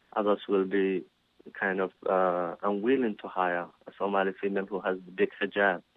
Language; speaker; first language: English; non-native, fluent; Somali